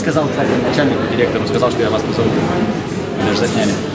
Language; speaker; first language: Russian; native; Russian